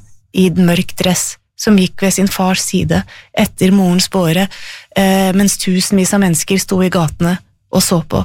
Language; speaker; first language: Norwegian; native; Norwegian